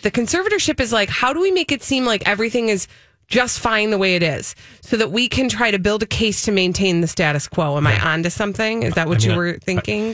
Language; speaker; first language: English; native; English